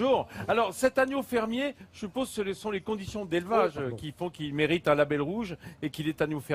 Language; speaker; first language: French; native; French